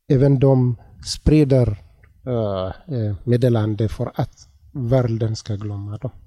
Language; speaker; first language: Swedish; non-native, learner; Tigrinya